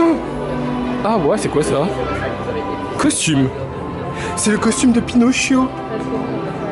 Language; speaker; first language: French; native; French